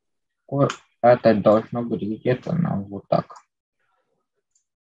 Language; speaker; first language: Russian; native; Russian